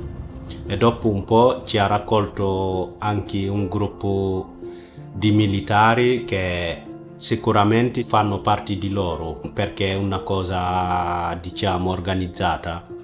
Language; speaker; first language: Italian; non-native, fluent; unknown